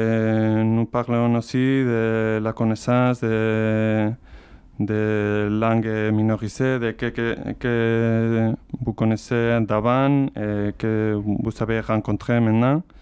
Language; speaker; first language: French; non-native, learner; Spanish